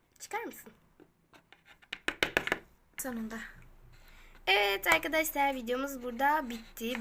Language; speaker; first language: Turkish; native; Turkish